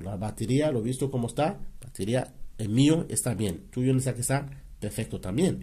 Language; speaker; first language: Spanish; non-native, learner; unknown